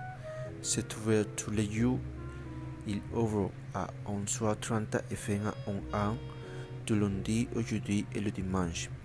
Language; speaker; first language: French; non-native, learner; Spanish